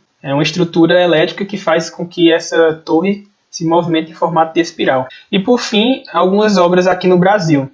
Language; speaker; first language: Portuguese; native; Portuguese